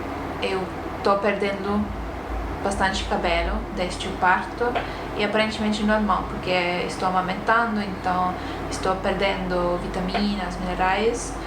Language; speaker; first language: Portuguese; non-native, fluent; Estonian